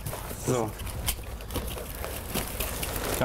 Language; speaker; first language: German; native; German